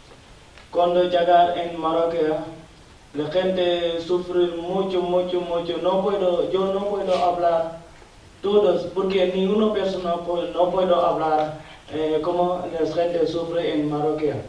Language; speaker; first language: Spanish; non-native, learner; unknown